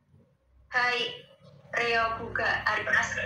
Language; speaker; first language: Japanese; non-native, learner; Indonesian